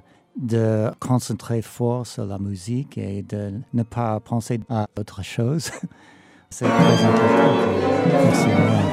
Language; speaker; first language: French; non-native, fluent; English